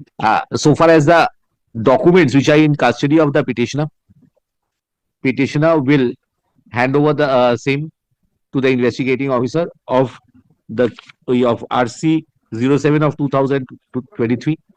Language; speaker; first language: English; non-native, local second language; Bangla